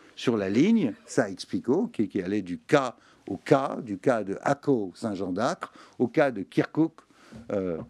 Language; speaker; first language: French; native; French